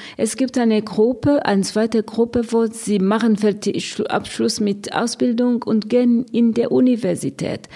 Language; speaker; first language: German; non-native, fluent; Rundi